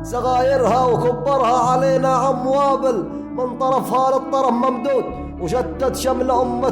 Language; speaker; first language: Arabic; native; Arabic